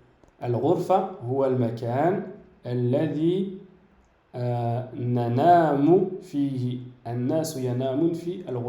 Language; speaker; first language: Arabic; non-native, fluent; French